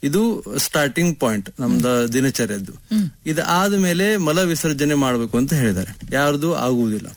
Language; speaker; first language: Kannada; native; Kannada